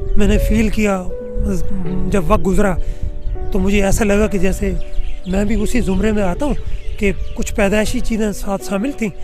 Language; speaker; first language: Urdu; non-native, local second language; Saraiki